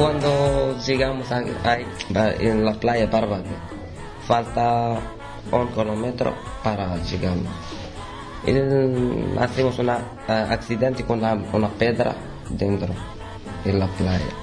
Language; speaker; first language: Spanish; non-native, learner; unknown